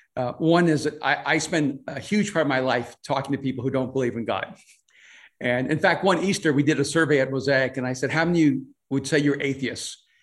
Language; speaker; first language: English; non-native, fluent; Spanish